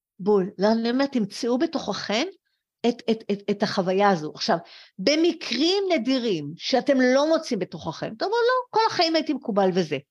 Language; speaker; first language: Hebrew; early bilingual, other home language; French